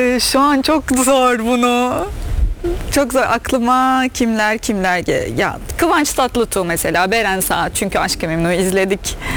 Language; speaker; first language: Turkish; non-native, fluent; Arabic